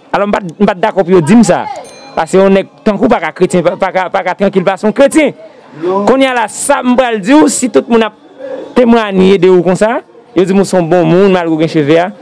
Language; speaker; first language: Haitian Creole; native; Haitian Creole